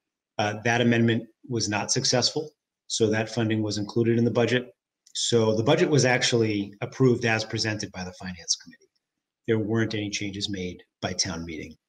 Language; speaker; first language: English; native; English